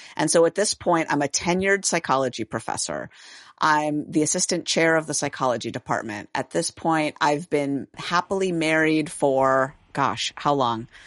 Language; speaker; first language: English; native; English